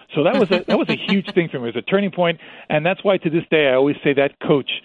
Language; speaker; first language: English; early bilingual, other home language; Spanish